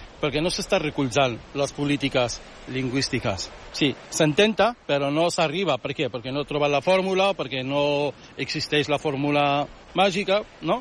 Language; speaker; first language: Catalan; early bilingual, other home language; Arabic